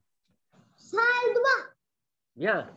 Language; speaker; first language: French; non-native, fluent; Arabic